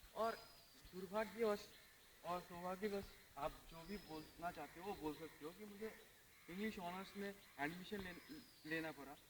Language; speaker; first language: Hindi; non-native, local second language; Bangla